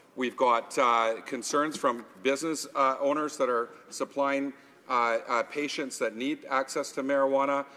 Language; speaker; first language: English; native; English